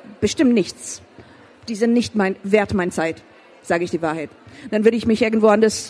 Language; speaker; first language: German; non-native, fluent; Persian